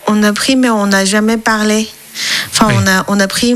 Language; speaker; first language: French; non-native, learner; Chinese